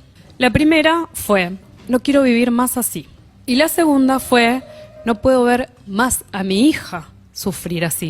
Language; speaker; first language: Spanish; native; Spanish